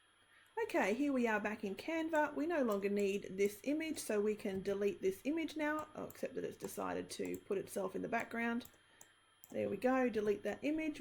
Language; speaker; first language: English; native; English